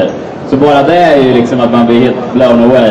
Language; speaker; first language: Swedish; native; Swedish